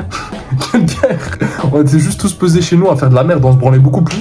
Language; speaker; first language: French; native; French